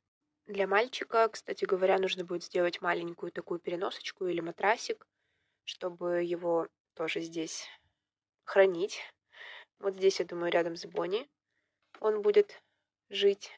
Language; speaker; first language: Russian; native; Russian